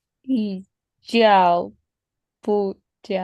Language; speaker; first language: Chinese; non-native, learner; Spanish